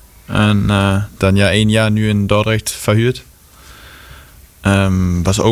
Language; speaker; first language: Dutch; non-native, fluent; German